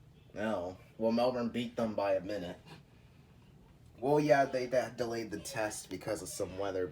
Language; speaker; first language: English; native; English